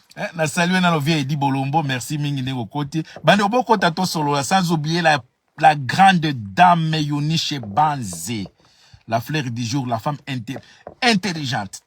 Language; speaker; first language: Lingala; native; Lingala